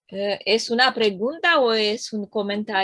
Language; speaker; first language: Spanish; non-native, learner; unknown